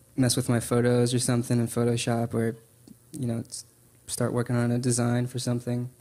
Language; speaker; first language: English; native; English